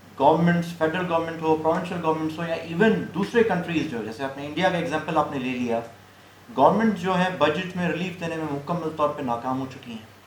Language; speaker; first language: Urdu; non-native, local second language; Sindhi